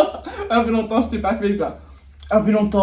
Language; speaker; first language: French; native; French